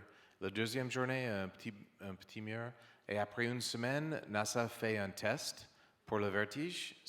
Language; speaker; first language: French; non-native, learner; English